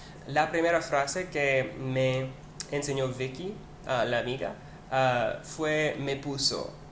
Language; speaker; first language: Spanish; non-native, learner; English